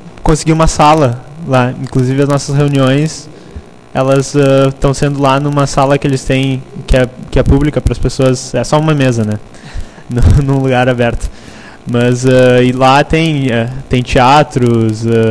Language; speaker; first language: Portuguese; native; Portuguese